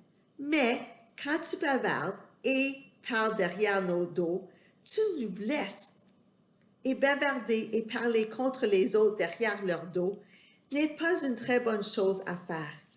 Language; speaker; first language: French; non-native, fluent; English